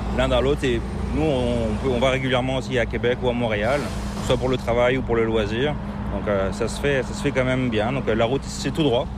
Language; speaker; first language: French; native; French